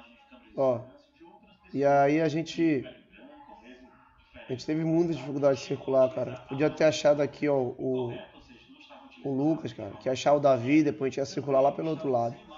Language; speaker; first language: Portuguese; native; Portuguese